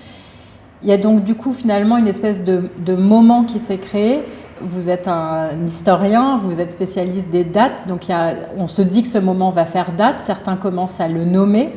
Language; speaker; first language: French; native; French